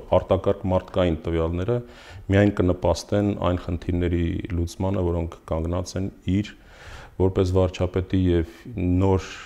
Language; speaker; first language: Armenian; native; Armenian